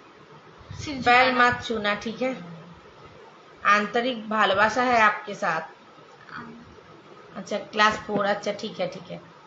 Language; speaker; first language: Hindi; non-native, local second language; Bangla